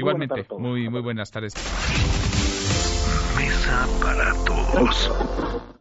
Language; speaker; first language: Spanish; native; Spanish